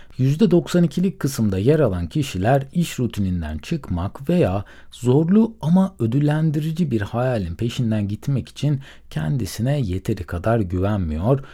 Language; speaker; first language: Turkish; native; Turkish